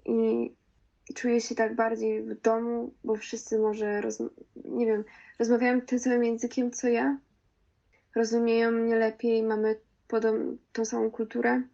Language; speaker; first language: Polish; early bilingual, other home language; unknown